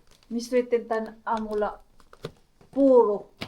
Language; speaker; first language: Finnish; non-native, learner; Filipino